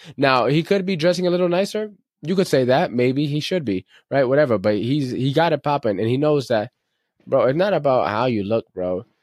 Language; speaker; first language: English; native; English